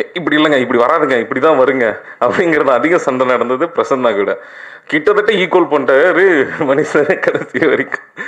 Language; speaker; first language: Tamil; native; Tamil